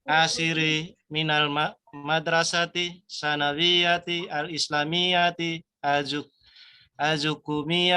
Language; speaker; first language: Arabic; non-native, learner; Indonesian